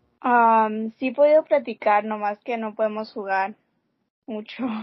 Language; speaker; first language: Spanish; early bilingual, heritage; Spanish